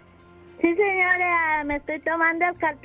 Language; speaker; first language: Spanish; native; Spanish